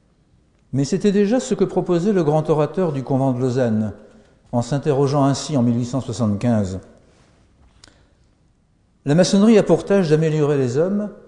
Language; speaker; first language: French; native; French